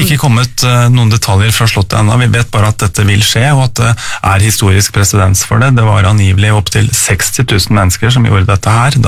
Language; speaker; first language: Norwegian; native; Norwegian